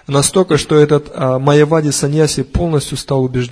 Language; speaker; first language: Russian; native; Russian